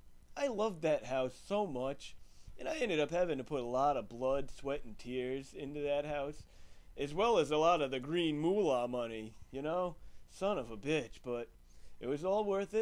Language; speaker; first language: English; native; English